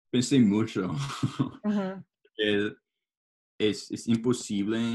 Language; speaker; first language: Spanish; non-native, learner; English